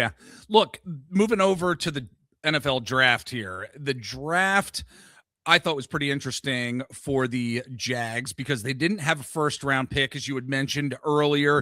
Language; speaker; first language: English; native; English